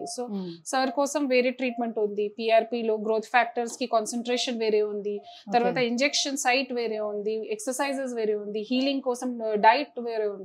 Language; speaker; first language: Telugu; non-native, fluent; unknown